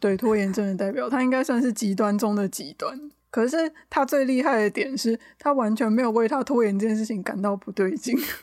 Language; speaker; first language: Chinese; native; Chinese